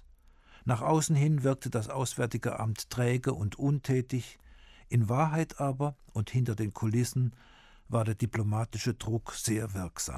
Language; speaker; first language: German; native; German